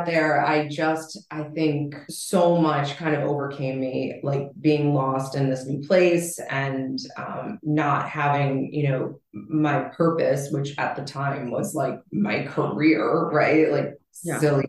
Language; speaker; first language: English; native; English